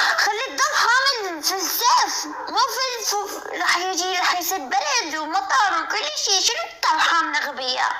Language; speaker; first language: Arabic; non-native, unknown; Turkish